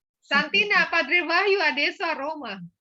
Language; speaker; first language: Italian; non-native, learner; Indonesian